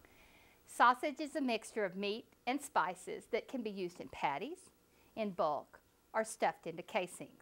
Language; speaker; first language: English; native; English